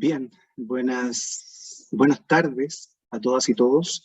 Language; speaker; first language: Spanish; native; Spanish